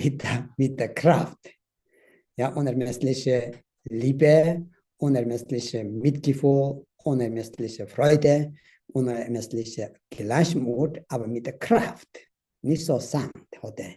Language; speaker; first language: German; non-native, learner; Tibetan